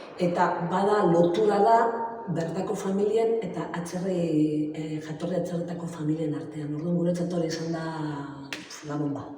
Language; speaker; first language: Basque; native; Basque